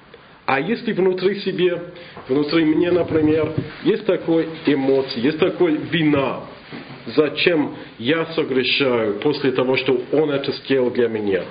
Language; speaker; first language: Russian; non-native, fluent; English